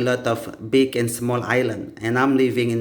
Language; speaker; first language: English; non-native, learner; Indonesian